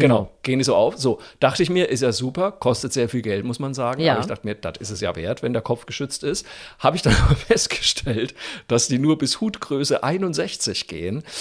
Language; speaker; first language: German; native; German